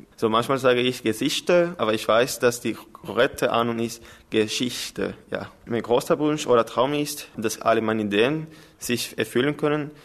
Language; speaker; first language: German; non-native, learner; Spanish